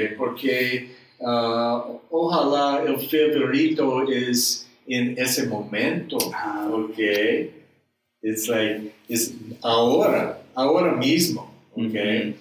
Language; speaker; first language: Spanish; non-native, learner; English